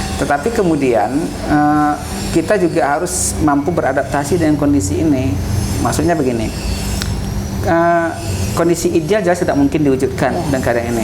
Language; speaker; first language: Indonesian; native; Indonesian